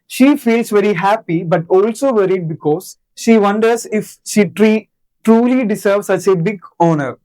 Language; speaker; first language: English; non-native, local second language; Malayalam